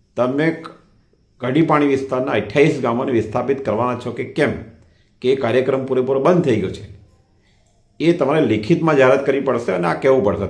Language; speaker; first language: Gujarati; non-native, local second language; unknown